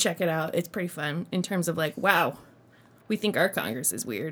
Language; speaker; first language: English; native; English